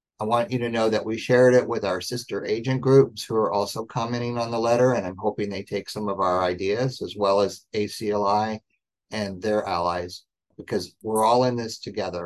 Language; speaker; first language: English; native; English